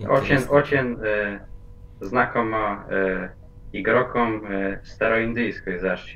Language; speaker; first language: Russian; non-native, fluent; Polish